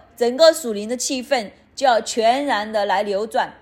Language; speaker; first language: Chinese; non-native, fluent; Cantonese